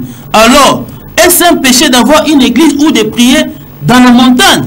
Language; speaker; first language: French; non-native, local second language; Lingala